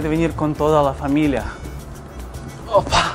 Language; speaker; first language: Spanish; non-native, fluent; Ukrainian